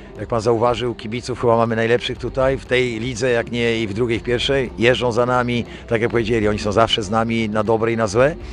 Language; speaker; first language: Polish; native; Polish